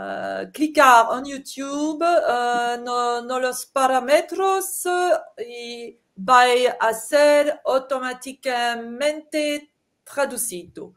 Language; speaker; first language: Spanish; non-native, fluent; French